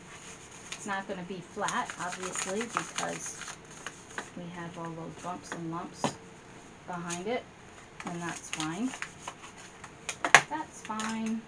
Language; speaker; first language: English; native; English